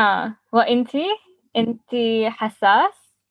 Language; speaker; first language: Arabic; non-native, learner; English